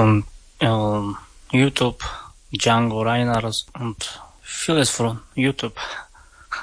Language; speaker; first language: German; non-native, learner; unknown